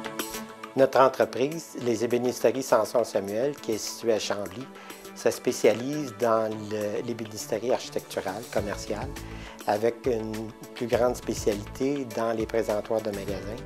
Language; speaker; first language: French; native; French